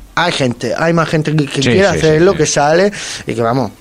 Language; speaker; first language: Spanish; native; Spanish